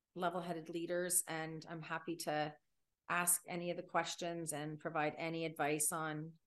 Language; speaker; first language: English; native; English